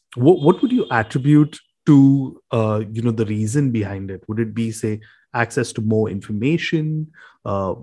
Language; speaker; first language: English; non-native, local second language; Hindi